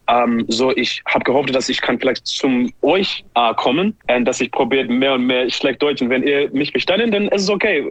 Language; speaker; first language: German; non-native, learner; English